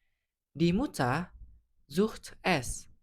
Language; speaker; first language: German; non-native, fluent; Indonesian